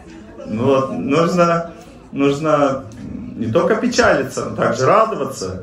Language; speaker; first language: Russian; native; Russian